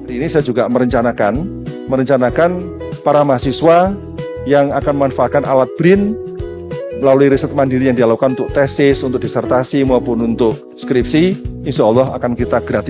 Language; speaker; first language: Indonesian; native; Indonesian